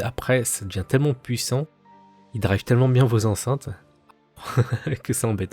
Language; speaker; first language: French; native; French